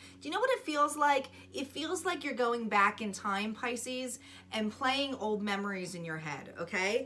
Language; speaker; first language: English; native; English